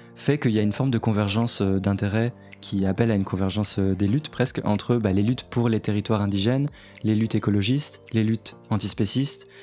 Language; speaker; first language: French; native; French